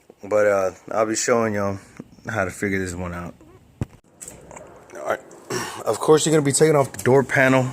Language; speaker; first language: English; native; English